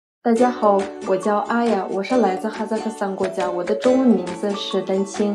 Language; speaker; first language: Chinese; non-native, fluent; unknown